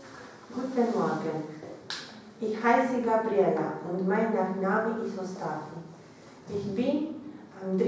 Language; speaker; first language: German; non-native, learner; Romanian